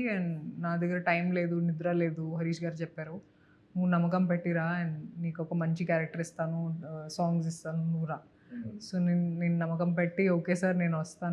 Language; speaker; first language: Telugu; non-native, local second language; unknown